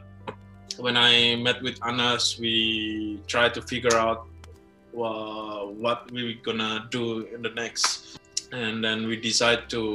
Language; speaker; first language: English; non-native, learner; Indonesian